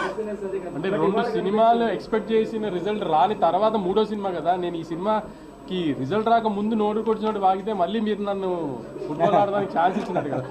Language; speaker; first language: Telugu; native; Telugu